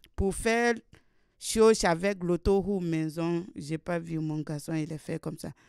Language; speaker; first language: French; non-native, learner; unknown